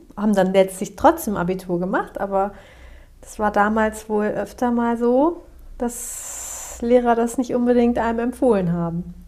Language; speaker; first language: German; native; German